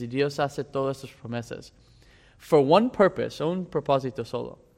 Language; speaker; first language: Spanish; non-native, fluent; English